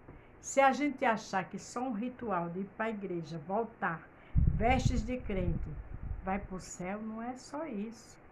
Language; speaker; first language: Portuguese; native; Portuguese